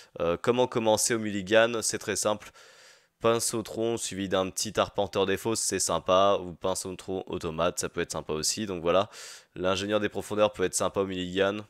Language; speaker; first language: French; native; French